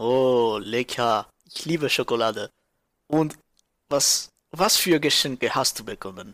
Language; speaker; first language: German; non-native, learner; Spanish